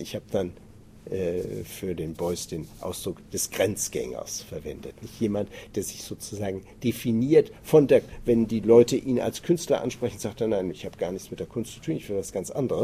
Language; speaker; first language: German; native; German